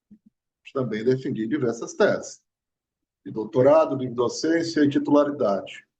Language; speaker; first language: Portuguese; native; Portuguese